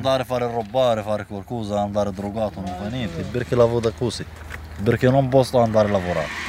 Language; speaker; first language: Italian; non-native, learner; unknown